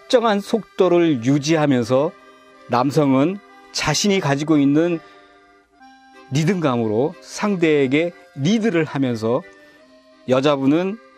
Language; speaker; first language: Korean; native; Korean